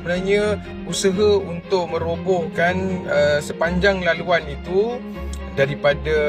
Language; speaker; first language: Malay; native; Malay